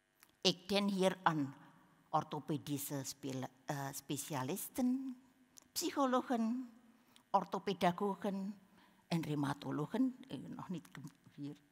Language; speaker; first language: Dutch; non-native, learner; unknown